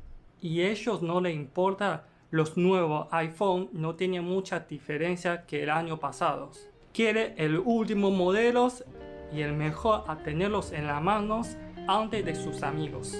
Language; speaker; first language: Spanish; non-native, learner; Chinese